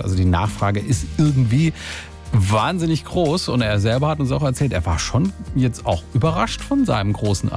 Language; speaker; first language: German; native; German